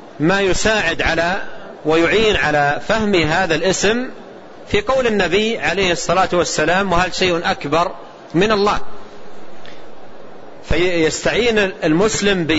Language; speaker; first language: Arabic; native; Arabic